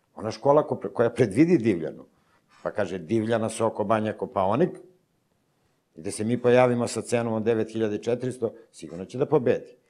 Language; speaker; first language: Serbian; native; Serbian